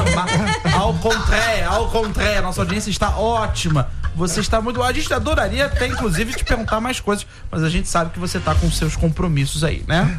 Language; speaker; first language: Portuguese; native; Portuguese